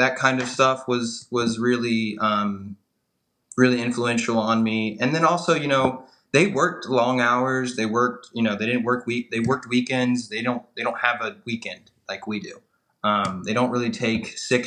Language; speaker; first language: English; native; English